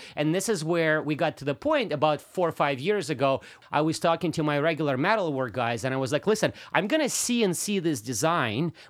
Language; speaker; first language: English; non-native, fluent; Russian